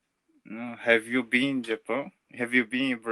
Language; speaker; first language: English; non-native, learner; Portuguese